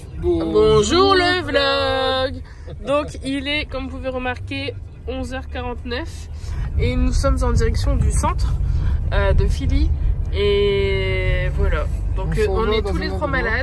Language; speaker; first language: French; native; French